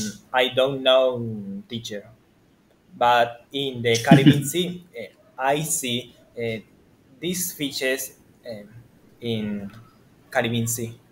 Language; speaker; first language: English; non-native, learner; Spanish